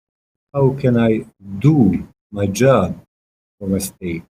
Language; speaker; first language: English; non-native, fluent; Bosnian